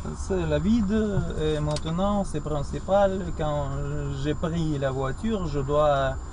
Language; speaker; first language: French; non-native, learner; Russian